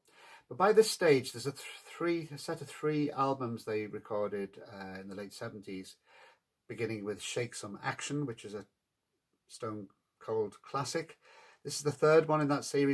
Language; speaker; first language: English; native; English